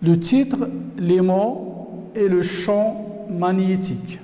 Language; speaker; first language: French; non-native, local second language; Arabic